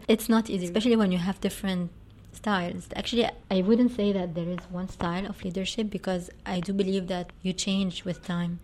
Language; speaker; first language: English; non-native, fluent; Arabic